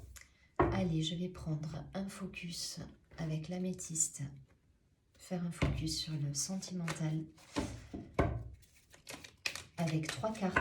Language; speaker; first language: French; native; French